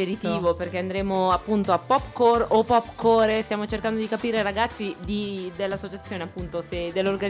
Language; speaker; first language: Italian; native; Italian